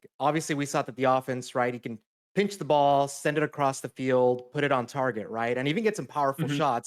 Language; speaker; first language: English; native; English